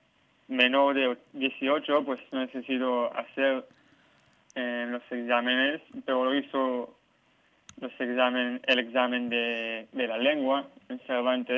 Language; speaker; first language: Spanish; non-native, learner; Hebrew